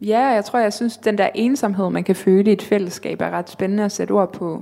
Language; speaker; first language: Danish; native; Danish